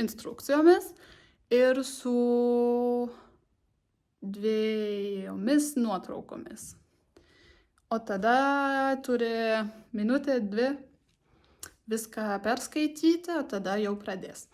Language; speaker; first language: Lithuanian; non-native, learner; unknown